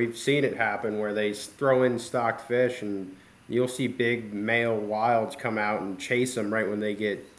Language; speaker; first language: English; native; English